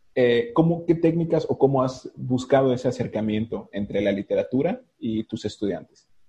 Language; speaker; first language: Spanish; native; Spanish